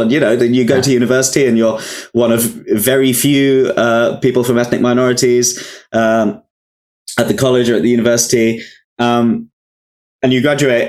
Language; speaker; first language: English; native; English